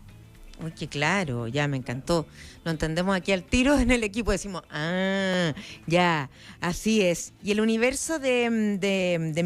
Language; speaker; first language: Spanish; native; Spanish